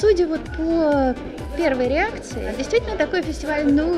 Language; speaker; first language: Russian; native; Russian